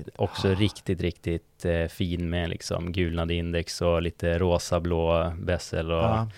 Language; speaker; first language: Swedish; native; Swedish